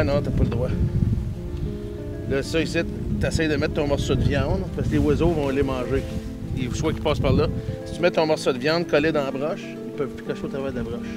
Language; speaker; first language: French; native; French